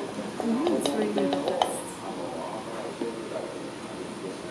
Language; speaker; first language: English; non-native, fluent; German